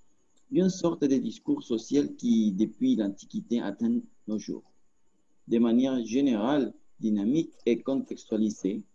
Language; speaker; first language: French; non-native, learner; Spanish